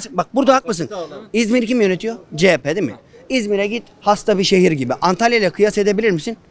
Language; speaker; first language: Turkish; native; Turkish